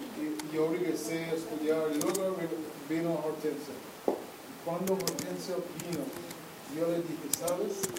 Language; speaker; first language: Spanish; non-native, fluent; English